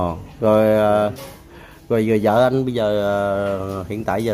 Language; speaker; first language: Vietnamese; native; Vietnamese